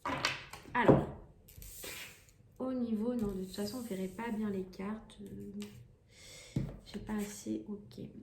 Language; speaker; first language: French; native; French